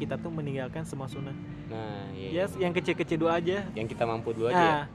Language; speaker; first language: Indonesian; native; Indonesian